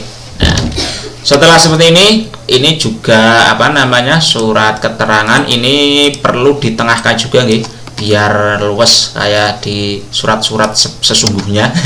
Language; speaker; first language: Indonesian; non-native, local second language; Javanese